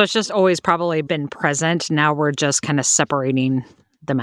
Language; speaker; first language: English; native; English